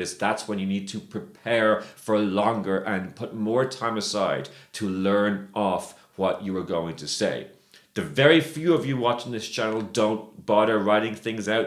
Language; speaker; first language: English; native; English